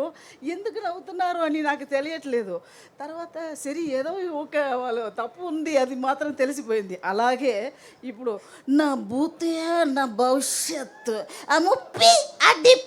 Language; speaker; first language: Telugu; non-native, fluent; Tamil